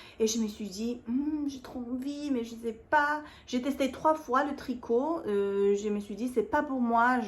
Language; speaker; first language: French; non-native, fluent; Spanish